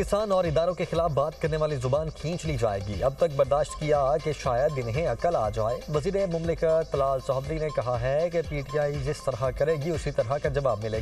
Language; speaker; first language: Urdu; native; Urdu